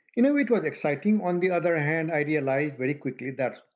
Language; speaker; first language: English; non-native, local second language; Maithili